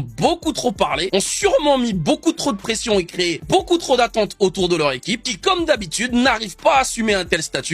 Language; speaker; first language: French; native; French